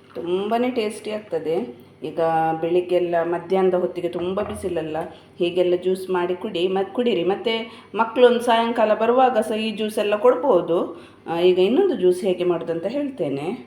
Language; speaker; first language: Kannada; non-native, local second language; Tulu